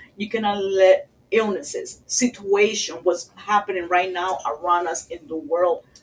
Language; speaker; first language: English; early bilingual, other home language; Spanish